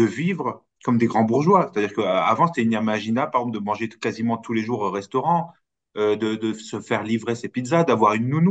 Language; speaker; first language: French; native; French